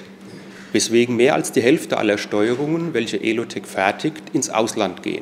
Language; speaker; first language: German; native; German